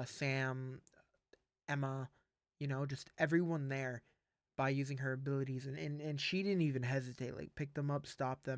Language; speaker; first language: English; native; English